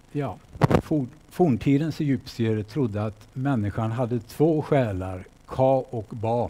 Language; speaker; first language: Swedish; native; Swedish